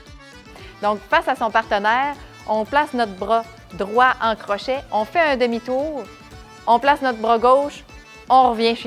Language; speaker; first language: French; native; French